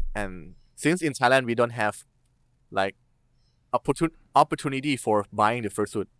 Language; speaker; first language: English; non-native, learner; Thai